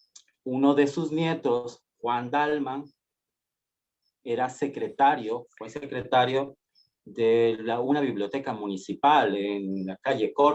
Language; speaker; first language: Spanish; native; Spanish